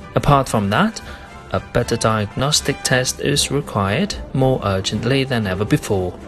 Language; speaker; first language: English; non-native, fluent; Chinese